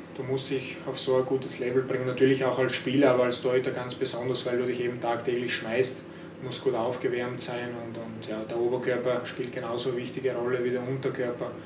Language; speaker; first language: German; early bilingual, other home language; Croatian